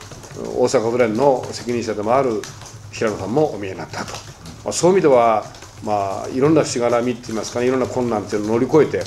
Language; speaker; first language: Japanese; native; Japanese